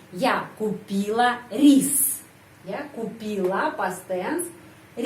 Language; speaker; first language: Russian; non-native, fluent; Indonesian